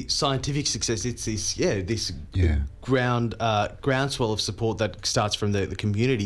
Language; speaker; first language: English; non-native, local second language; Hindi